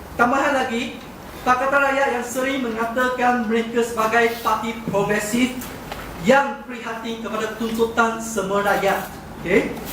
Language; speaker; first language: Malay; non-native, local second language; Chinese